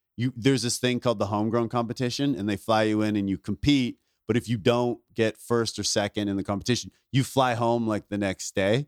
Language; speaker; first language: English; native; English